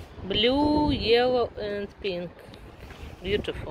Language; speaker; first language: English; non-native, learner; Russian